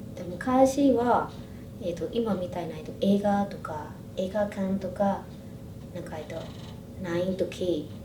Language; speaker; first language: Japanese; non-native, fluent; Burmese